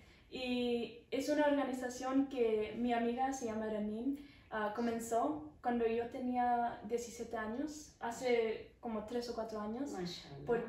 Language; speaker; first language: Spanish; early bilingual, heritage; Spanish